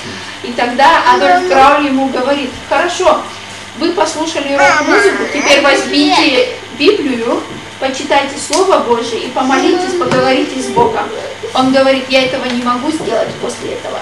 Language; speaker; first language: Russian; native; Russian